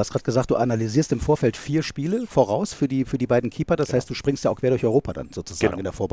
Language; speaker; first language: German; native; German